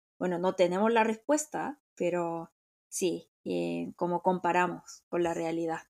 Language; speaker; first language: Spanish; non-native, fluent; Korean